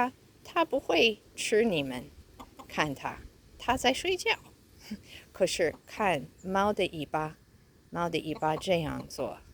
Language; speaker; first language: Chinese; non-native, fluent; English